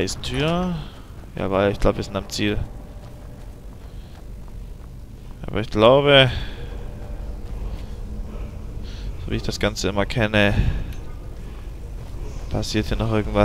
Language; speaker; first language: German; native; German